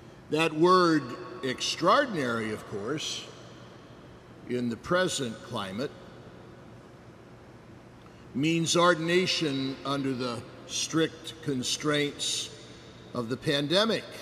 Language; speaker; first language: English; native; English